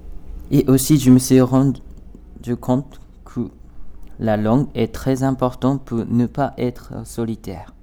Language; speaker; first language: French; non-native, learner; Japanese